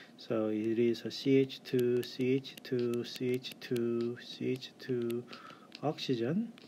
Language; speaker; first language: English; non-native, fluent; Korean